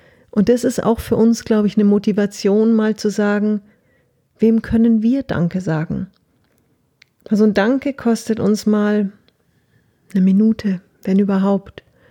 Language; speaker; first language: German; native; German